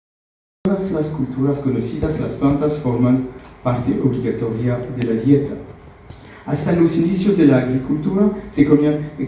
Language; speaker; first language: Spanish; non-native, fluent; French